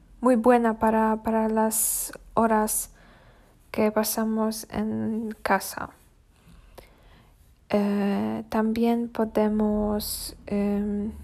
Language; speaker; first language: Spanish; non-native, learner; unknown